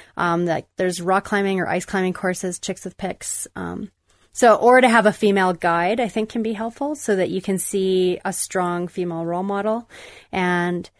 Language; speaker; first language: English; native; English